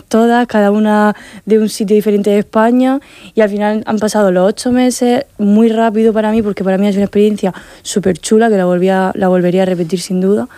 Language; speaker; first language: Spanish; native; Spanish